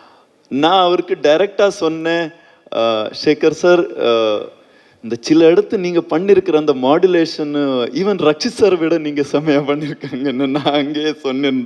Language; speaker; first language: Tamil; non-native, fluent; Malayalam